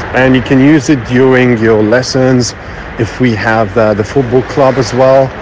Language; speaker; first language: English; non-native, fluent; Arabic